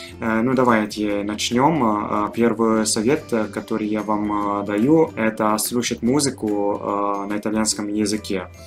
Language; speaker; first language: Russian; non-native, fluent; Italian